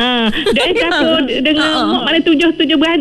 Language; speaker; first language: Malay; native; Malay